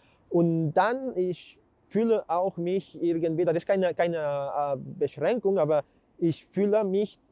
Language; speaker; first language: German; non-native, fluent; Catalan